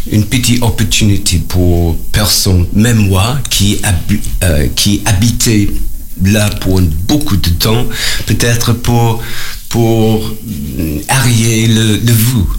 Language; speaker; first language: French; non-native, learner; English